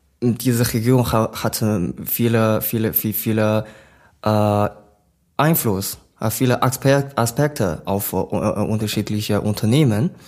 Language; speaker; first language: German; non-native, learner; Chinese